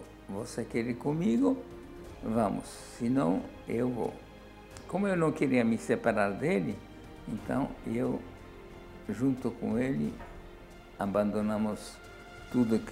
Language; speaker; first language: Portuguese; non-native, fluent; Polish